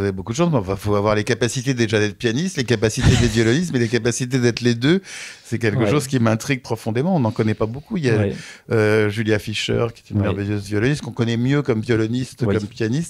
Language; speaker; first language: French; native; French